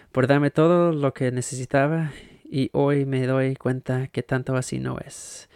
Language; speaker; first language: Spanish; early bilingual, heritage; Spanish